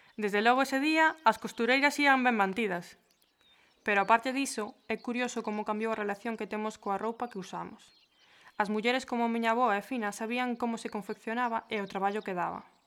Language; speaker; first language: Galician; early bilingual, heritage; Galician